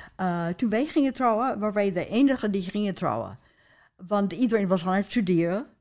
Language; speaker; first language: Dutch; non-native, fluent; English